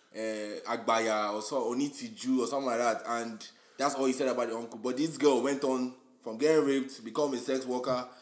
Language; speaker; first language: English; non-native, local second language; Yoruba